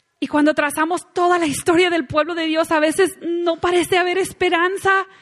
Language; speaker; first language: Spanish; non-native, fluent; English